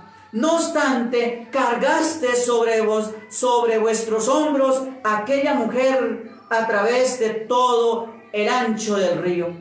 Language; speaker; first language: Spanish; native; Spanish